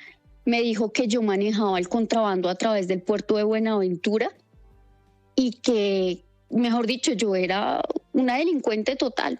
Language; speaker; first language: Spanish; native; Spanish